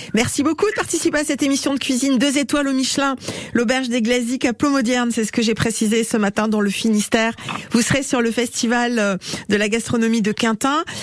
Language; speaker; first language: French; native; French